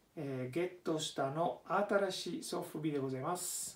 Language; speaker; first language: Japanese; non-native, fluent; Italian